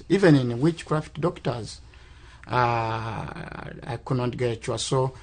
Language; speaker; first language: English; non-native, local second language; Kinyarwanda